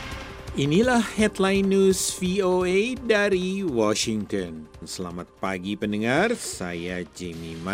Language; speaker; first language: Indonesian; native; Indonesian